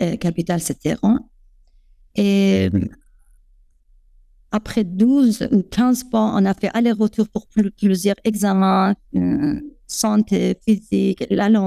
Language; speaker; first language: French; non-native, fluent; Persian